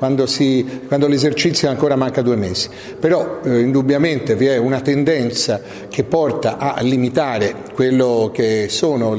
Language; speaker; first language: Italian; native; Italian